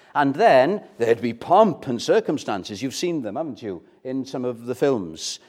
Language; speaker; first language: English; native; English